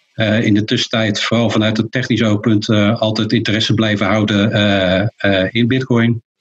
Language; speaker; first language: Dutch; native; Dutch